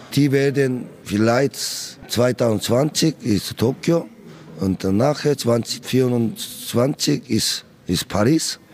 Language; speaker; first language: German; non-native, learner; Korean